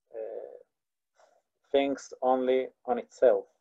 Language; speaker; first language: English; non-native, fluent; Hebrew